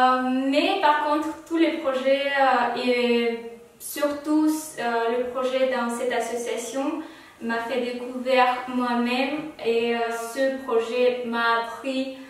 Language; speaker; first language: French; non-native, fluent; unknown